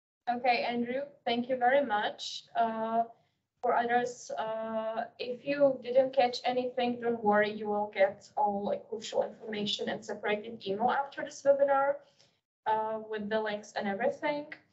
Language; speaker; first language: English; non-native, fluent; Czech